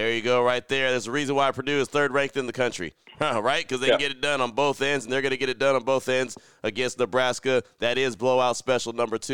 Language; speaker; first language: English; native; English